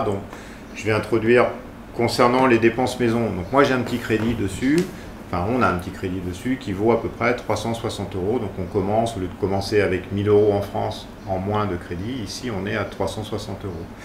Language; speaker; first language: French; native; French